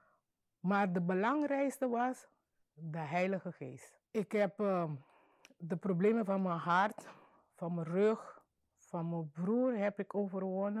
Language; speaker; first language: Dutch; non-native, local second language; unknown